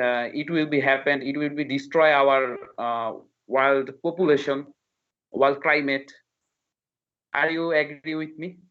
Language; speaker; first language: English; non-native, learner; Bangla